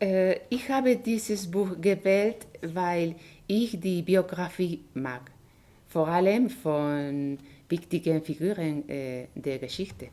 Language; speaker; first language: German; non-native, learner; Spanish